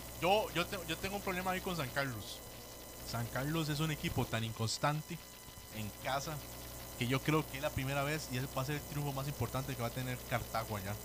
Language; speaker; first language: Spanish; native; Spanish